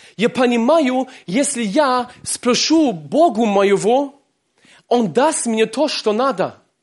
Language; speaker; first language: Russian; early bilingual, heritage; Russian